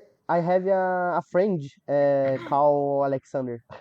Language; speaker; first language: English; non-native, learner; Portuguese